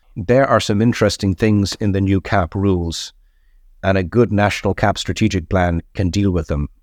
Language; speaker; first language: English; native; English